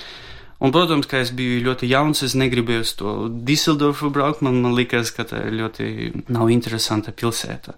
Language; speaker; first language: Latvian; non-native, local second language; Russian